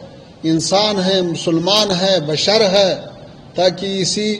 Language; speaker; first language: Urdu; non-native, fluent; Pashto